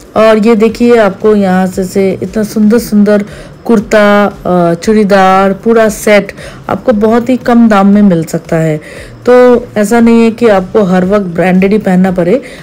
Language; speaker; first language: Hindi; non-native, local second language; Bangla